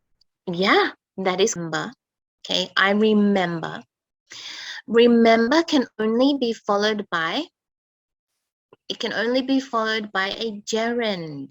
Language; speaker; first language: English; non-native, fluent; Indonesian